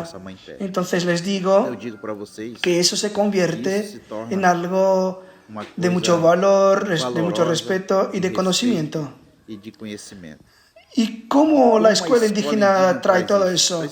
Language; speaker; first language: Spanish; non-native, fluent; Portuguese